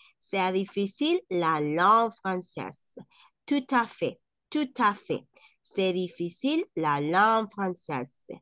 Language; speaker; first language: French; non-native, fluent; Spanish